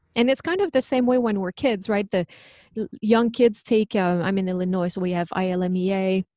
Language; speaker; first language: English; non-native, fluent; French